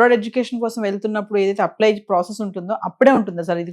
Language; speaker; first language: Telugu; native; Telugu